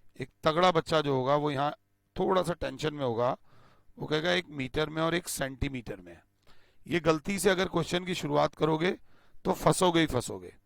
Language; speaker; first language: Hindi; native; Hindi